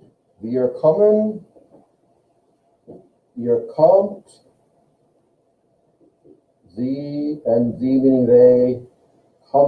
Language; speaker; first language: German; non-native, fluent; English